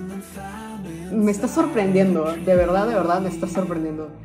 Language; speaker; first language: Spanish; native; Spanish